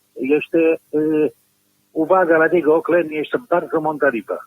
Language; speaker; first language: Polish; non-native, learner; Italian